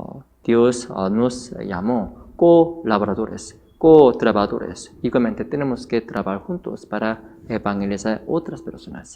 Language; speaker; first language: Spanish; non-native, fluent; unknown